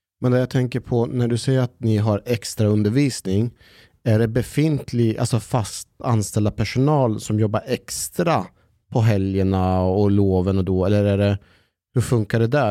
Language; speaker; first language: Swedish; native; Swedish